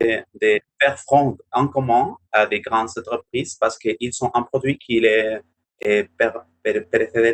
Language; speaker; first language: French; non-native, learner; Spanish